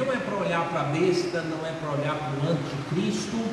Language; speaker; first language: Portuguese; native; Portuguese